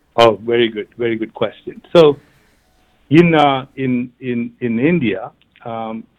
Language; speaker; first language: English; non-native, local second language; Malayalam